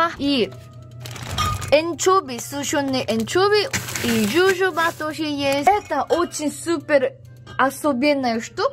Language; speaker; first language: Russian; non-native, fluent; Korean